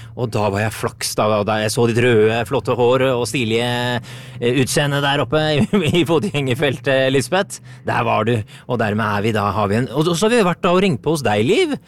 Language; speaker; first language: Norwegian; native; Norwegian